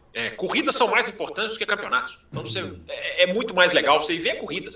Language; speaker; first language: Portuguese; native; Portuguese